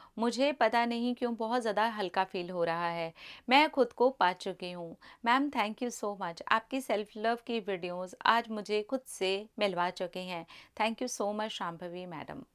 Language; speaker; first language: Hindi; native; Hindi